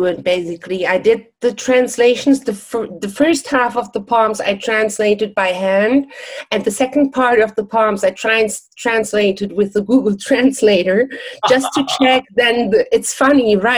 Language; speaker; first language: English; non-native, fluent; German